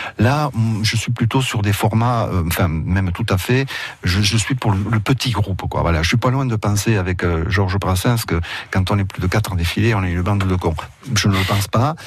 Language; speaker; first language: French; early bilingual, other home language; Catalan